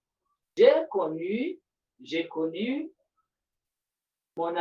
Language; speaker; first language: French; non-native, fluent; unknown